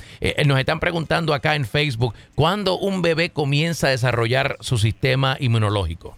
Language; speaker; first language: Spanish; native; Spanish